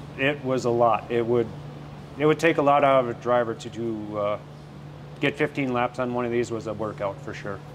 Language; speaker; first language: English; native; English